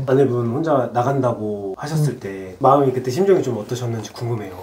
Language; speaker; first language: Korean; native; Korean